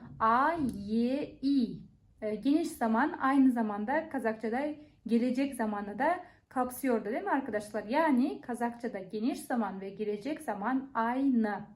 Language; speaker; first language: Turkish; non-native, fluent; Kazakh